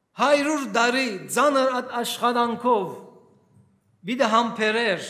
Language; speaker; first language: Armenian; early bilingual, heritage; Armenian